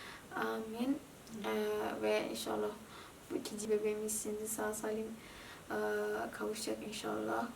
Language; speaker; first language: Turkish; non-native, learner; Indonesian